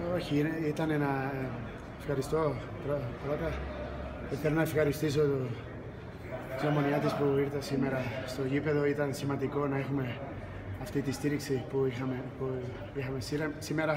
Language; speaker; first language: Greek; non-native, fluent; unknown